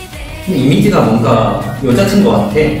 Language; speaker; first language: Korean; non-native, fluent; Chinese